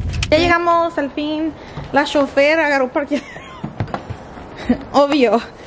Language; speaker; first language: Spanish; early bilingual, heritage; Spanish